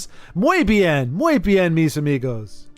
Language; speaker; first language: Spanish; non-native, learner; English